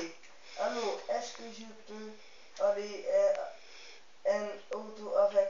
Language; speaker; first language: French; non-native, learner; Dutch